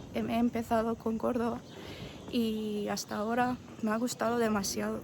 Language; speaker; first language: Spanish; non-native, fluent; Persian